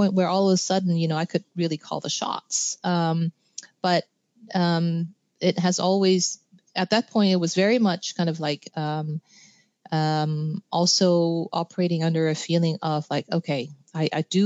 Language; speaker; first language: English; non-native, local second language; Cantonese